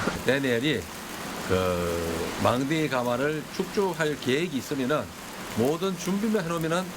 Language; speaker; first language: Korean; native; Korean